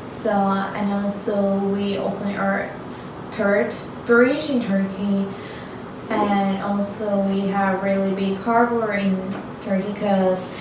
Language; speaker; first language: English; non-native, learner; Turkish